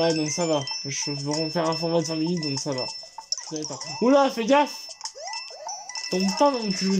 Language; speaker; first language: French; native; French